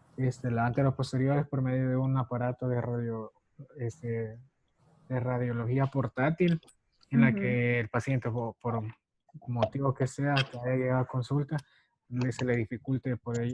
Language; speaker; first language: Spanish; native; Spanish